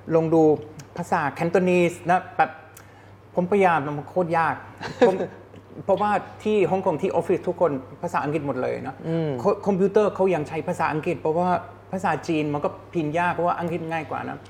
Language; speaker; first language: Thai; non-native, fluent; German